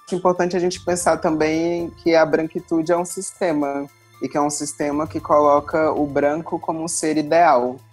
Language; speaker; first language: Portuguese; native; Portuguese